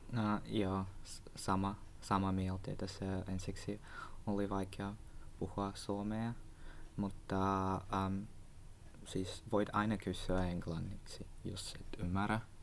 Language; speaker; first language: Finnish; non-native, learner; Russian